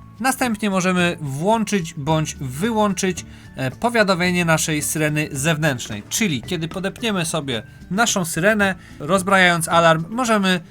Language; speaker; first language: Polish; native; Polish